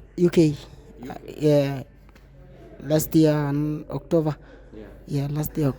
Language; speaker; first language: English; non-native, learner; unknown